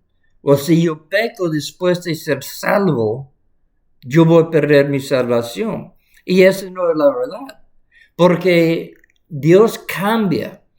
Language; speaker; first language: Spanish; non-native, fluent; English